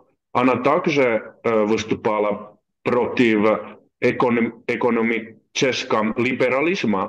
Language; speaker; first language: Russian; non-native, learner; Finnish